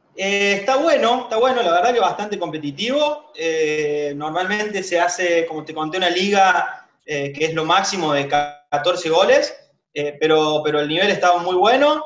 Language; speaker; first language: Spanish; native; Spanish